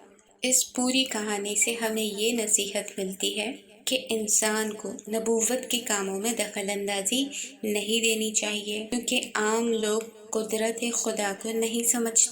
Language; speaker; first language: Urdu; native; Urdu